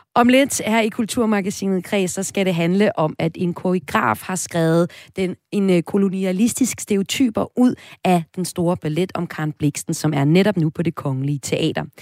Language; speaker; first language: Danish; native; Danish